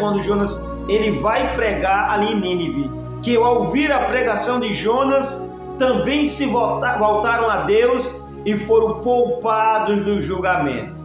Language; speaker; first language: Portuguese; native; Portuguese